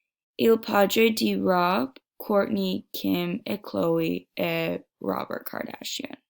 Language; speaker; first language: Italian; non-native, learner; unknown